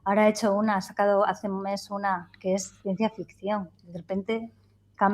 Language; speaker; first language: Spanish; native; Spanish